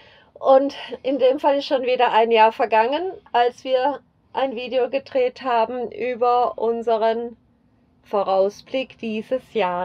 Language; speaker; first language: German; native; German